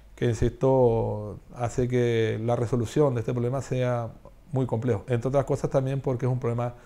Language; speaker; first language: Spanish; native; Spanish